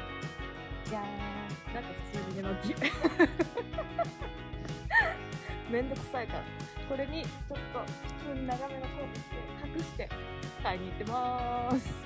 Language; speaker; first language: Japanese; native; Japanese